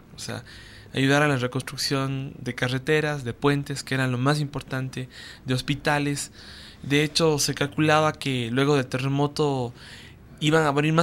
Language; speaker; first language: Spanish; native; Spanish